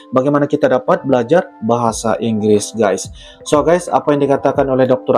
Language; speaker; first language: Malay; native; Malay